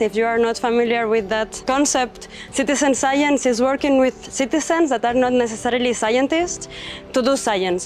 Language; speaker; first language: English; non-native, fluent; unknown